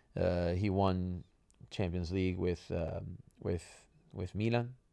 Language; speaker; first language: English; early bilingual, other home language; Italian